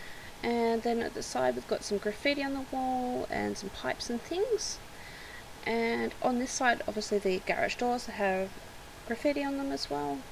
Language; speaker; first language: English; native; English